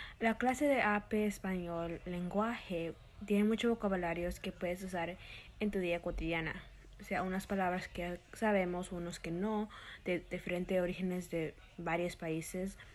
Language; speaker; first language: Spanish; early bilingual, heritage; Spanish